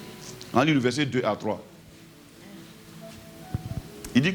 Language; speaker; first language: French; native; French